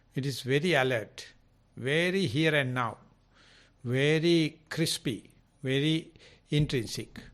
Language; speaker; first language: English; non-native, local second language; Sinhala